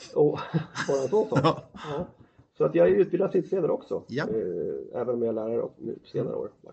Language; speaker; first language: Swedish; native; Swedish